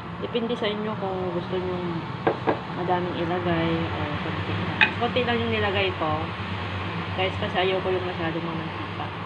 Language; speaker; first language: Filipino; non-native, local second language; Iloko